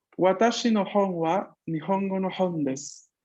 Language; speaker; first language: Japanese; non-native, fluent; Spanish